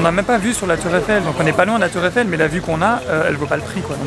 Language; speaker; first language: French; native; French